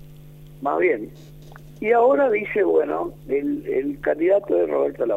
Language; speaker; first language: Spanish; native; Spanish